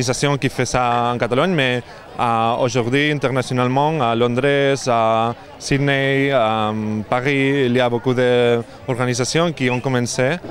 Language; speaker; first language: French; non-native, learner; Catalan